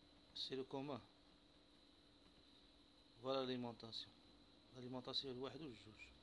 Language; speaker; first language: French; non-native, local second language; Arabic